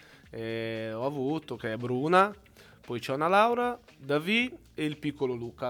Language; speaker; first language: Italian; non-native, fluent; Portuguese